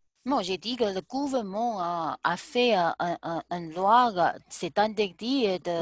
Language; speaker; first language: French; non-native, learner; Chinese